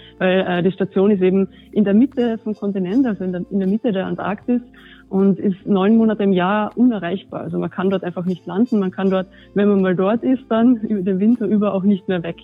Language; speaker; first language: German; native; German